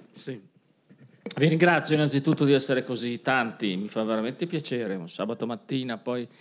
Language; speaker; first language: Italian; native; Italian